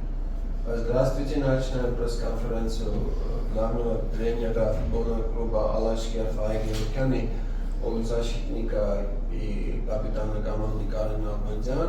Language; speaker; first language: Russian; non-native, fluent; Armenian